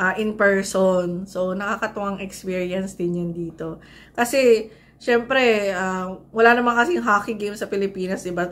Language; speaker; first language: Filipino; non-native, local second language; Cebuano